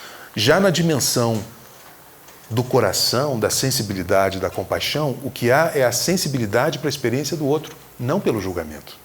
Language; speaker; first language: Portuguese; native; Portuguese